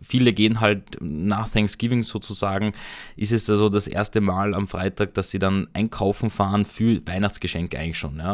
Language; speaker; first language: German; native; German